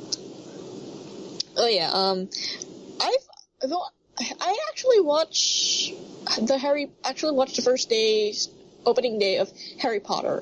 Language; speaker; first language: English; non-native, local second language; Filipino